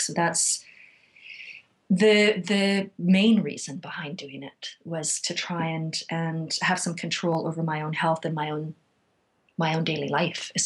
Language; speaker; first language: English; native; English